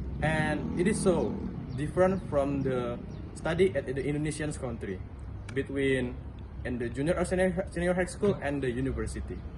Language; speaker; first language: English; non-native, learner; Indonesian